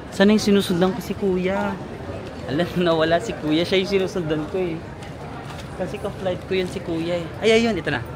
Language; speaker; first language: Filipino; non-native, local second language; Waray